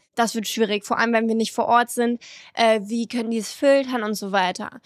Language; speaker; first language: German; early bilingual, other home language; French